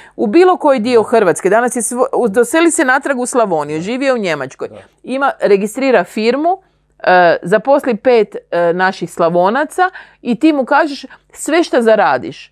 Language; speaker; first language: Croatian; native; Croatian